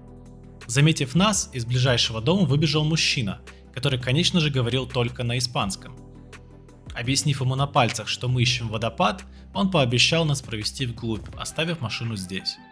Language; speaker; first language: Russian; native; Russian